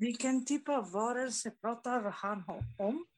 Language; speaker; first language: Swedish; non-native, fluent; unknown